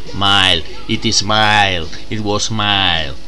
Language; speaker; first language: English; non-native, fluent; Spanish